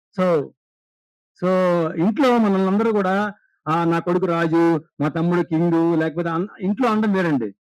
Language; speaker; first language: Telugu; native; Telugu